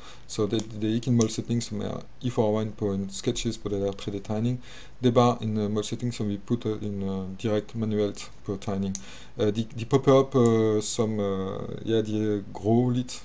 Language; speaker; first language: Danish; non-native, fluent; French